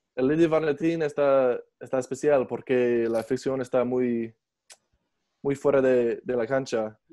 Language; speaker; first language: Spanish; non-native, learner; English